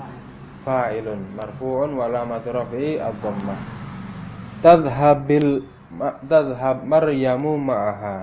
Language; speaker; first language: Arabic; non-native, fluent; Indonesian